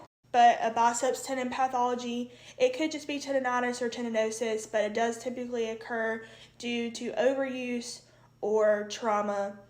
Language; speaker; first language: English; native; English